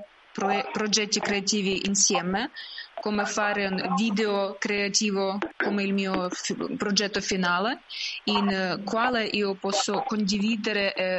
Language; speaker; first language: Italian; non-native, learner; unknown